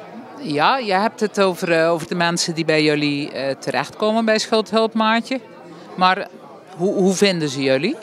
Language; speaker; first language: Dutch; native; Dutch